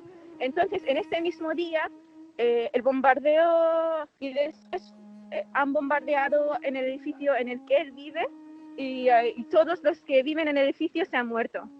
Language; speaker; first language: Spanish; non-native, fluent; Arabic